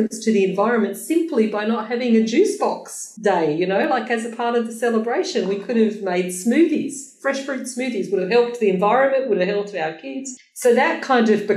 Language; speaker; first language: English; native; English